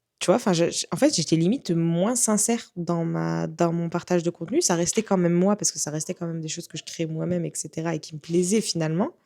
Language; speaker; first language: French; native; French